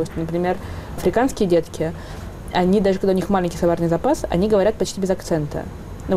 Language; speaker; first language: Russian; native; Russian